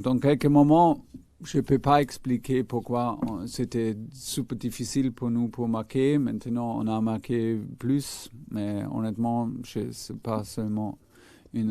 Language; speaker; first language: French; non-native, fluent; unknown